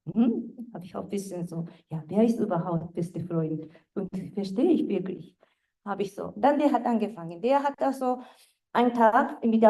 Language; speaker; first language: German; non-native, fluent; Japanese